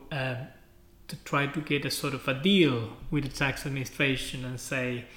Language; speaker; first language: English; non-native, fluent; Spanish